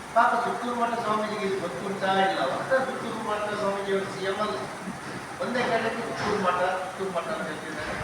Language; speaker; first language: Kannada; non-native, local second language; Tulu